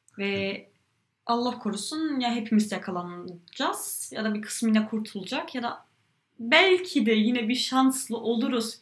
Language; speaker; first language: Turkish; early bilingual, heritage; Turkish